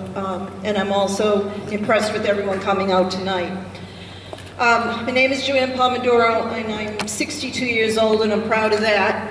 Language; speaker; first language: English; native; English